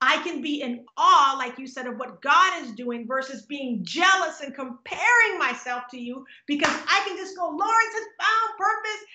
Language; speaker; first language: English; native; English